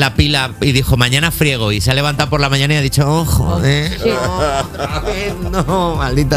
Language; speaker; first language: Spanish; native; Spanish